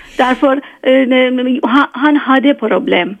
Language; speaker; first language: Swedish; non-native, learner; Persian